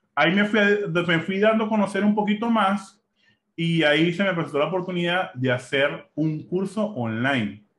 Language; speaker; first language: Spanish; native; Spanish